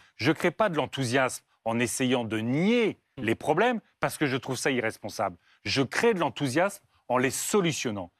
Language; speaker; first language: French; native; French